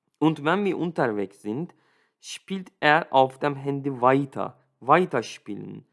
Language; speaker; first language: German; non-native, fluent; Turkish